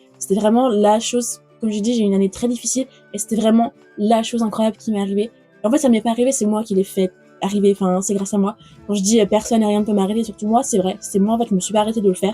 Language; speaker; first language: French; native; French